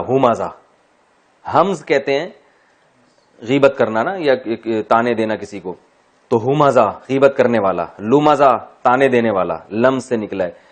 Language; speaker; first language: Urdu; native; Urdu